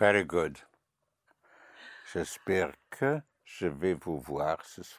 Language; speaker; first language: French; non-native, fluent; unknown